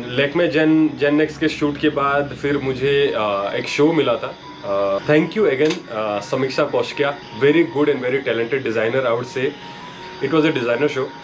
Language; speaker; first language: Hindi; non-native, local second language; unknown